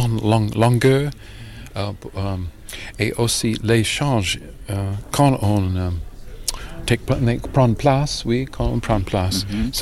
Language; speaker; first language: French; non-native, learner; English